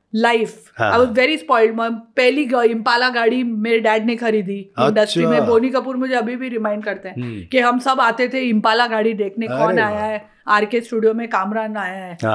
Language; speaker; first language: Hindi; native; Hindi